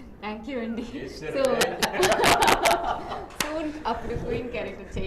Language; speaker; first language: Telugu; non-native, learner; Tamil